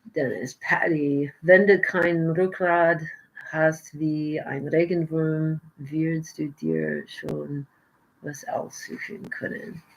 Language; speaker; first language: German; non-native, learner; English